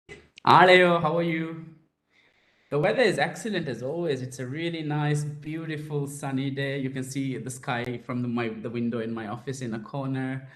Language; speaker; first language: English; non-native, local second language; Divehi